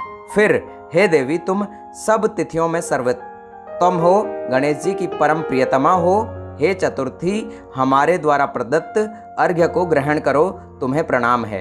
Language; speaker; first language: Hindi; native; Hindi